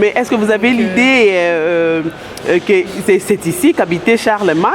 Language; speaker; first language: French; non-native, local second language; Lingala